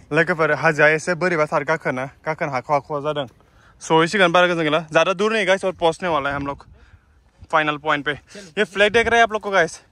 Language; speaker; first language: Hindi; non-native, local second language; Bodo